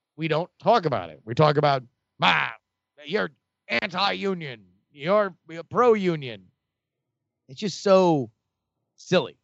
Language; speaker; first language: English; native; English